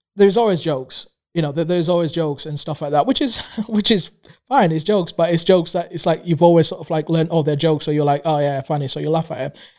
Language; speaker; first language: English; non-native, local second language; Swahili